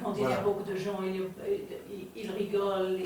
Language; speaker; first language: French; non-native, learner; English